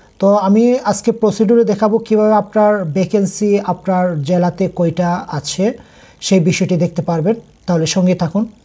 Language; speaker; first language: Bangla; native; Bangla